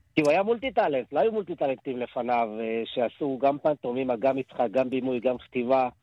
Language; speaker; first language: Hebrew; native; Hebrew